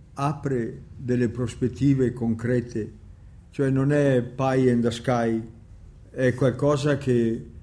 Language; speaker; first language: Italian; native; Italian